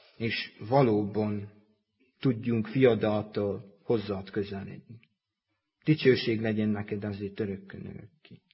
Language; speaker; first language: Hungarian; native; Hungarian